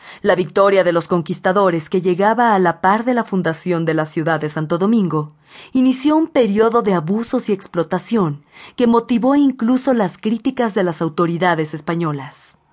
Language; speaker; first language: Spanish; native; Spanish